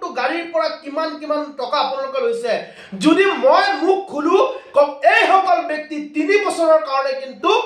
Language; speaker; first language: Assamese; non-native, local second language; Bangla